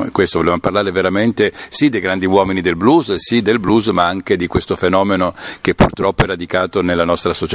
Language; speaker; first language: Italian; native; Italian